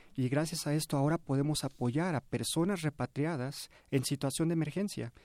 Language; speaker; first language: Spanish; early bilingual, heritage; Spanish